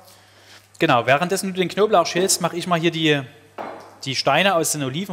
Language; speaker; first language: German; native; German